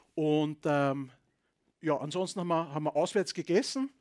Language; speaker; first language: German; native; German